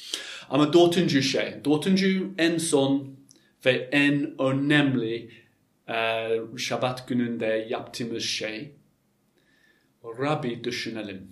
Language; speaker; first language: Turkish; non-native, fluent; English